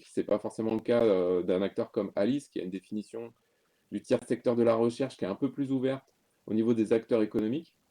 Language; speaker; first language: French; native; French